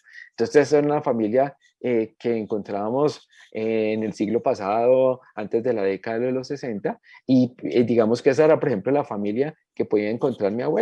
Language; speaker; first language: Spanish; native; Spanish